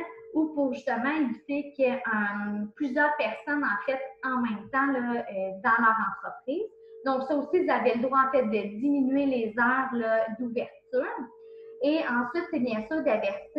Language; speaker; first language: French; native; French